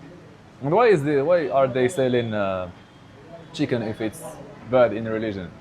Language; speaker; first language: English; non-native, learner; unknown